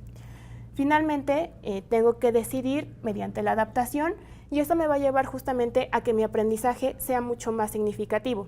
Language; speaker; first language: Spanish; native; Spanish